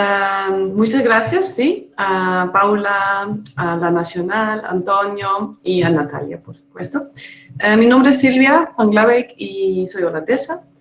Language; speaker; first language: Spanish; non-native, fluent; Dutch